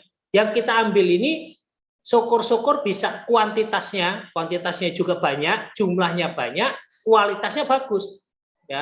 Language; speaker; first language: Indonesian; non-native, local second language; Javanese